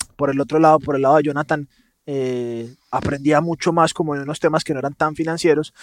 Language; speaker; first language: Spanish; native; Spanish